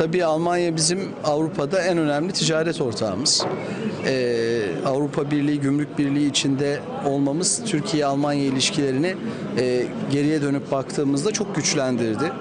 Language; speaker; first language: Turkish; native; Turkish